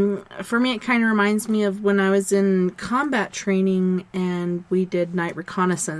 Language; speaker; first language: English; native; English